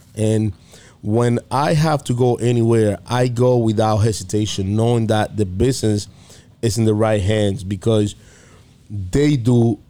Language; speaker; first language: English; non-native, fluent; Spanish